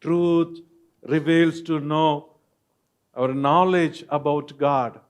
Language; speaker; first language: English; non-native, local second language; Tamil